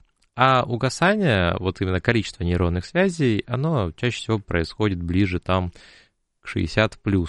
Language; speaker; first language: Russian; native; Russian